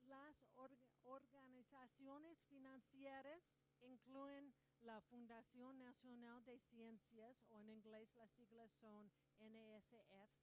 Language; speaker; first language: Spanish; non-native, learner; English